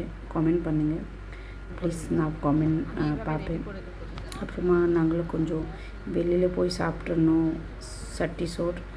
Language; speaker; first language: Tamil; non-native, local second language; Bangla